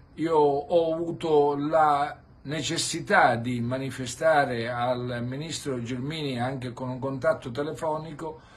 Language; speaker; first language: Italian; native; Italian